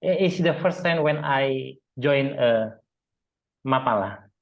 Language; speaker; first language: English; non-native, learner; Indonesian